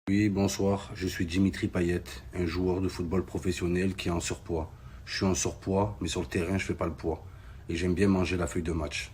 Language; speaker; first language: French; native; French